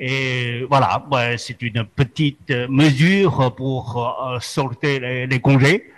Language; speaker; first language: French; non-native, fluent; Chinese